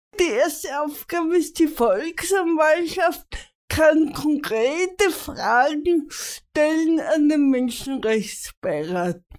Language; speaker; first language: German; native; German